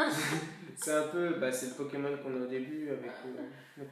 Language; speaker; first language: French; native; French